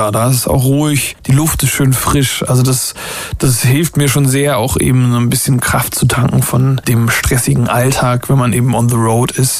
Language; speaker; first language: German; native; German